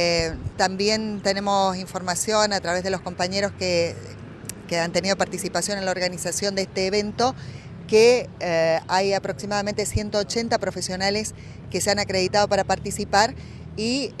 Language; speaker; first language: Spanish; native; Spanish